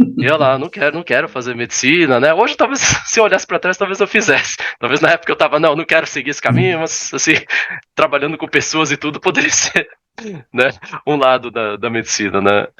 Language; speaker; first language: Portuguese; early bilingual, other home language; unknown